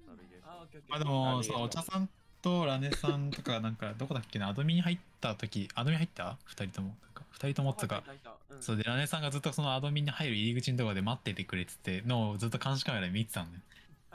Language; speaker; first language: Japanese; native; Japanese